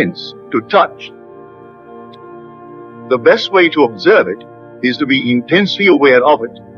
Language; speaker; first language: English; native; English